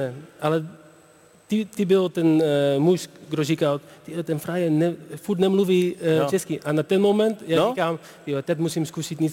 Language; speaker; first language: Czech; non-native, learner; Dutch